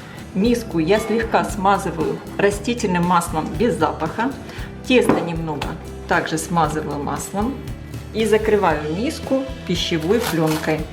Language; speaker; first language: Russian; native; Russian